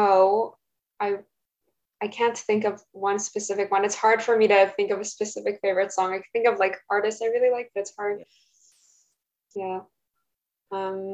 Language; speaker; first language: English; early bilingual, other home language; Russian